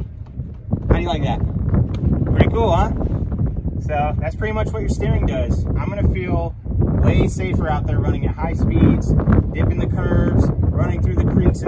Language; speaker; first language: English; native; English